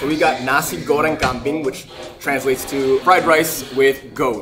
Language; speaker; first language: English; early bilingual, other home language; Indonesian